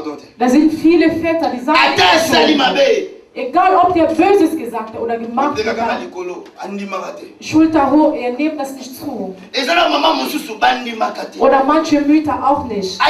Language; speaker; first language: German; non-native, learner; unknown